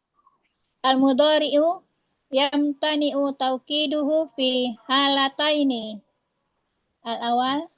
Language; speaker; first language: Arabic; non-native, learner; Indonesian